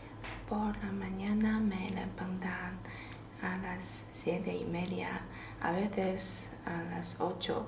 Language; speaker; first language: Spanish; non-native, learner; Chinese